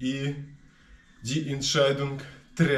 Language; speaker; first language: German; non-native, learner; Russian